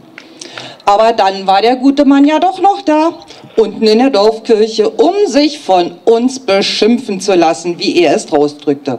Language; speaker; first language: German; native; German